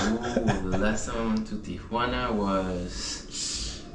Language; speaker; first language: English; early bilingual, other home language; Spanish